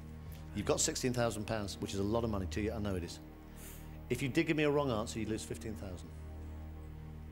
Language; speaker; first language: English; native; English